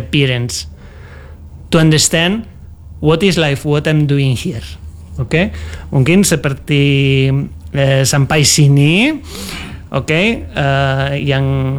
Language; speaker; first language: English; non-native, fluent; Spanish